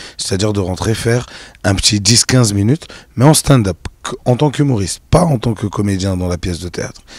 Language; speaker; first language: French; non-native, local second language; Arabic